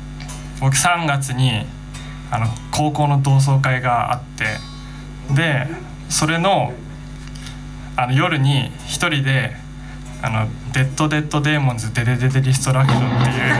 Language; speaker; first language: Japanese; native; Japanese